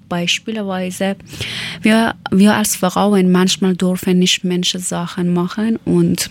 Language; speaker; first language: German; non-native, fluent; Persian